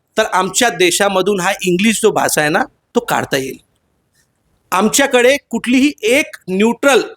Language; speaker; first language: Marathi; non-native, local second language; Hindi